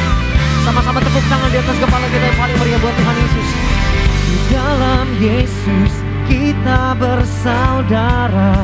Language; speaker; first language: Indonesian; native; Indonesian